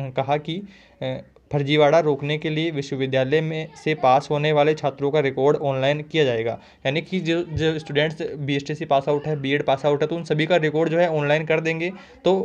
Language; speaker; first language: Hindi; native; Hindi